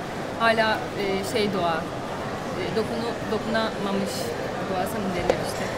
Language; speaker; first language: Turkish; non-native, fluent; Portuguese